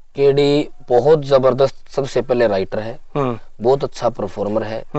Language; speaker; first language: Hindi; native; Hindi